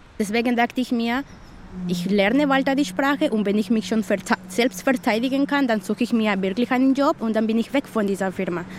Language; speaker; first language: German; non-native, fluent; Spanish